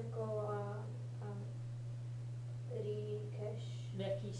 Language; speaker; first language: Japanese; non-native, learner; English